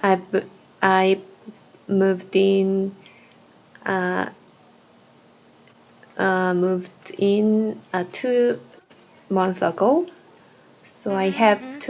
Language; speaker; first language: English; non-native, learner; Korean